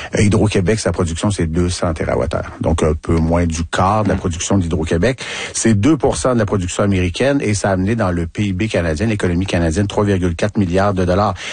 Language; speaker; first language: French; native; French